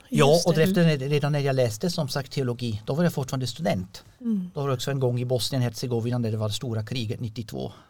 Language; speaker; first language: Swedish; non-native, fluent; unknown